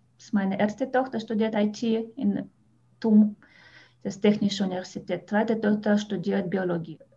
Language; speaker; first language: German; non-native, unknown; Russian